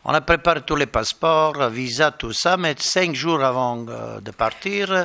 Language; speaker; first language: French; non-native, learner; Bosnian